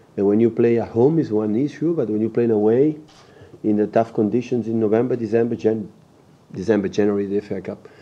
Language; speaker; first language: English; non-native, fluent; Catalan